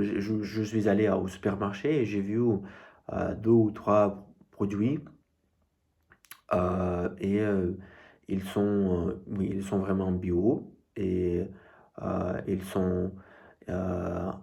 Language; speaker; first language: French; non-native, fluent; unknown